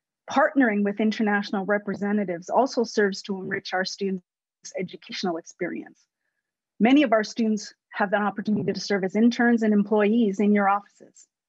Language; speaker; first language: English; native; English